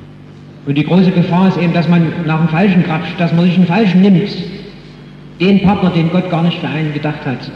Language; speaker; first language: German; native; German